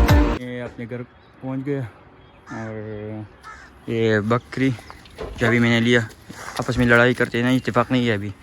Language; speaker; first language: Hindi; non-native, local second language; Pashto